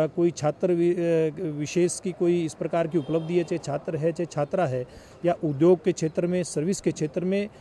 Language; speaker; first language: Hindi; native; Hindi